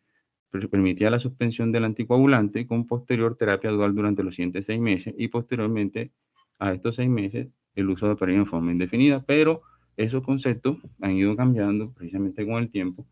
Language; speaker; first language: Spanish; native; Spanish